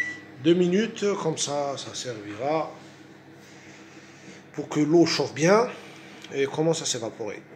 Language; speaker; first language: French; non-native, local second language; Arabic